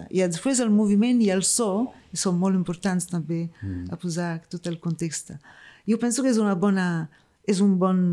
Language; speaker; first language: Catalan; non-native, fluent; Arabic